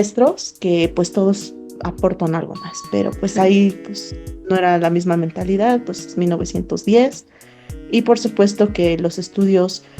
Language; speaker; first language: Spanish; native; Spanish